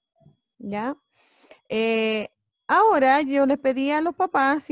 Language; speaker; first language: Spanish; native; Spanish